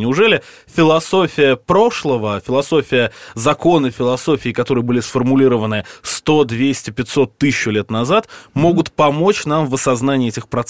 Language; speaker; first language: Russian; native; Russian